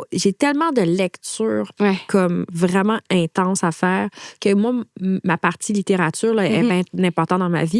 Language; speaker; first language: French; native; French